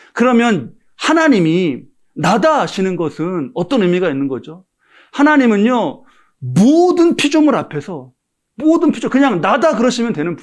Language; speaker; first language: Korean; native; Korean